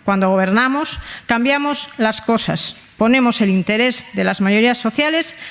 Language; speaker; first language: Spanish; native; Spanish